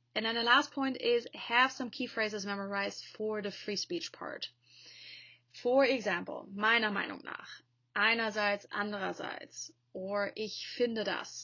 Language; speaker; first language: English; non-native, fluent; German